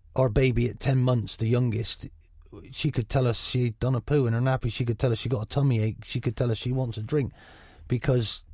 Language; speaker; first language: English; native; English